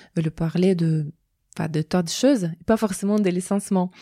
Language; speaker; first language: French; non-native, fluent; Russian